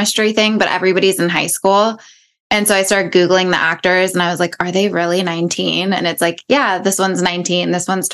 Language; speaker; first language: English; native; English